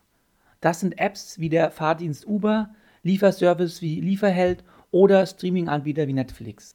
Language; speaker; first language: German; native; German